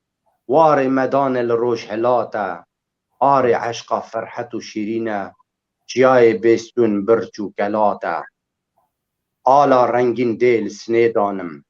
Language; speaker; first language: Kurdish; native; Kurdish